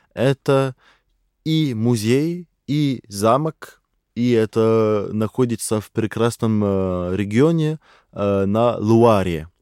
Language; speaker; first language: Russian; non-native, fluent; French